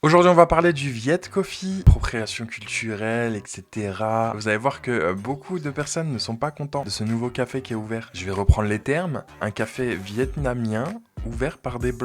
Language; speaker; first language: French; native; French